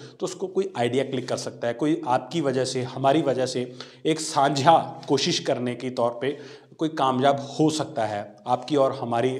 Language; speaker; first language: Hindi; non-native, local second language; Punjabi